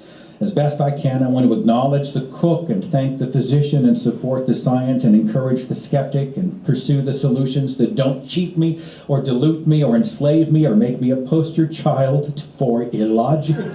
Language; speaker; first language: English; native; English